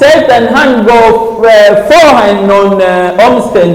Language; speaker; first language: Swedish; non-native, learner; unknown